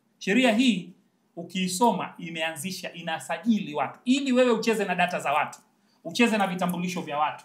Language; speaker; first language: Swahili; native; Swahili